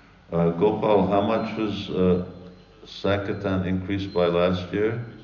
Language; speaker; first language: English; early bilingual, other home language; Hungarian